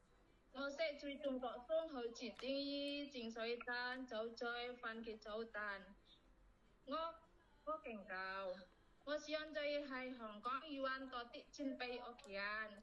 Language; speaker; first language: Cantonese; non-native, learner; Indonesian